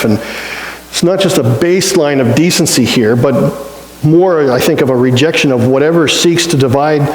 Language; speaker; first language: English; native; English